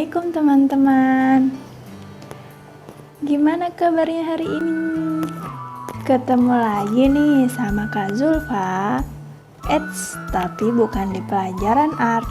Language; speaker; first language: Indonesian; native; Indonesian